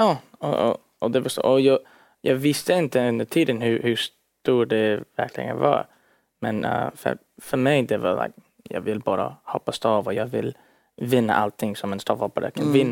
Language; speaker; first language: Swedish; early bilingual, heritage; English